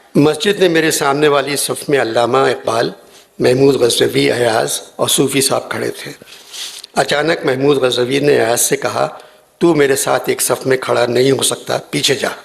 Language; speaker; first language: Urdu; native; Urdu